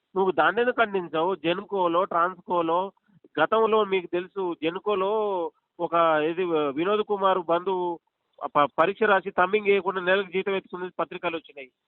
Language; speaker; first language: Telugu; native; Telugu